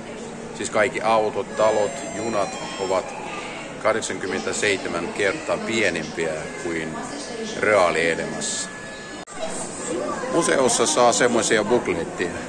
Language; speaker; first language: Finnish; non-native, fluent; Russian